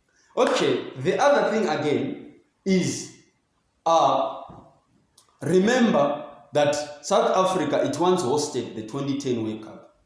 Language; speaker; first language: English; non-native, local second language; Zulu